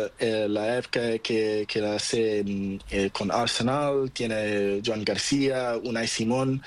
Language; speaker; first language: Spanish; non-native, learner; Portuguese